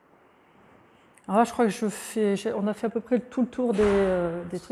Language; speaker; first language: French; native; French